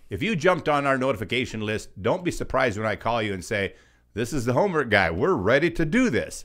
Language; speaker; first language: English; native; English